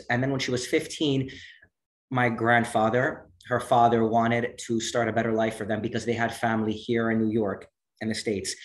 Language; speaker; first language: English; native; English